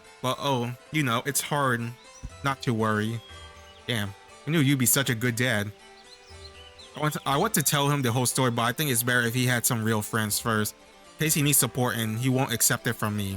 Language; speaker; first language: English; native; English